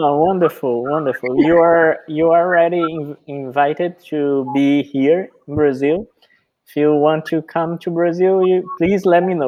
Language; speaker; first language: English; non-native, fluent; Portuguese